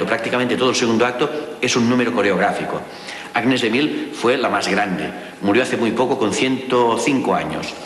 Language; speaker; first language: Spanish; native; Spanish